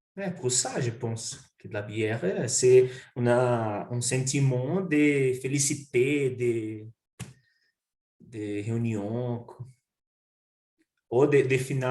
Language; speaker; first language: French; non-native, learner; Portuguese